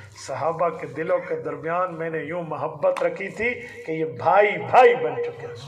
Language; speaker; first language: Urdu; non-native, local second language; Saraiki